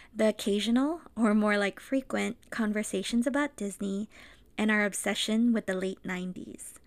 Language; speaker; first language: English; native; English